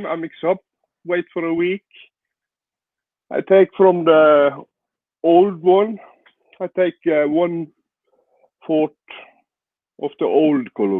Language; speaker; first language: English; non-native, learner; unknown